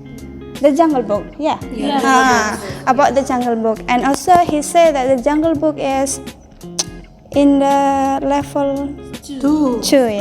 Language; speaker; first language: English; non-native, learner; Indonesian